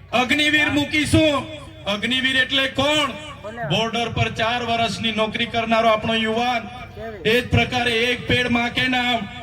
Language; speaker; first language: Gujarati; non-native, local second language; Vasavi